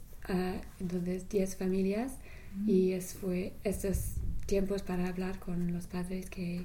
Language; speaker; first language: Spanish; non-native, learner; English